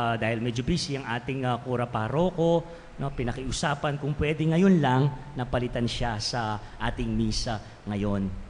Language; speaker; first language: Filipino; non-native, local second language; Pampanga